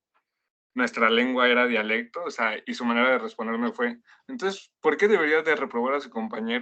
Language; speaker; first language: Spanish; native; Spanish